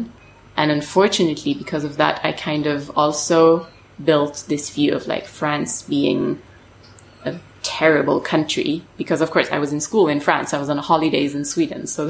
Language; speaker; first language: English; non-native, fluent; French